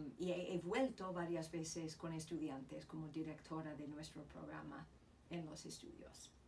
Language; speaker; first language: Spanish; non-native, fluent; English